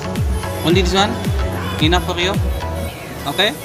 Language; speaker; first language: English; non-native, learner; Filipino